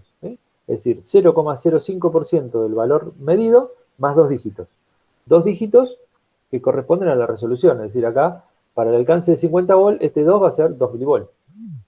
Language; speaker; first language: Spanish; native; Spanish